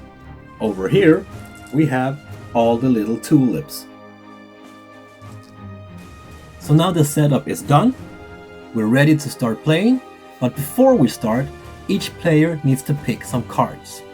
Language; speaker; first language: English; non-native, fluent; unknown